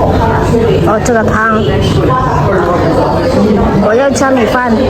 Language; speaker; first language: Chinese; non-native, learner; Indonesian